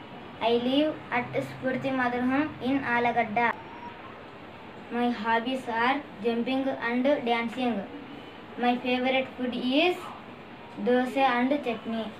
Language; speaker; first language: English; non-native, learner; Telugu